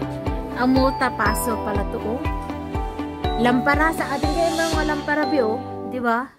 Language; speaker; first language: Filipino; native; Filipino